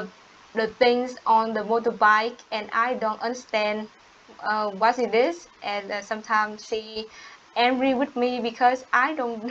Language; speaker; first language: English; non-native, learner; Vietnamese